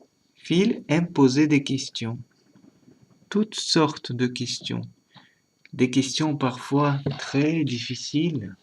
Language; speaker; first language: French; non-native, learner; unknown